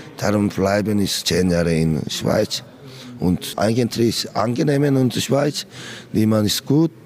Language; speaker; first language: German; non-native, learner; Korean